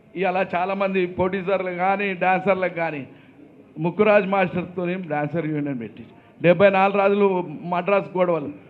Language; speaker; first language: Telugu; native; Telugu